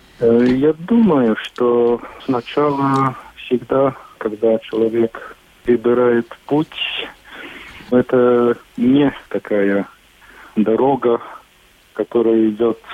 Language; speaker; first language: Russian; non-native, local second language; Latvian